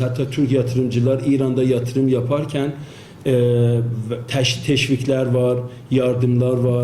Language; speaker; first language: Turkish; non-native, fluent; Azerbaijani